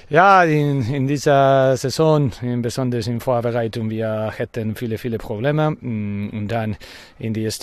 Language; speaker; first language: German; non-native, learner; Spanish